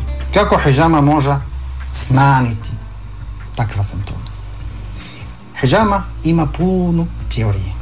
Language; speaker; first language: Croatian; non-native, fluent; Arabic